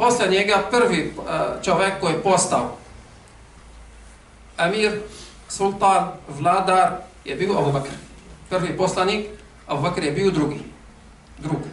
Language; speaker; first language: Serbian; non-native, fluent; Arabic